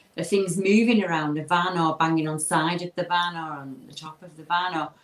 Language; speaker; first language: English; native; English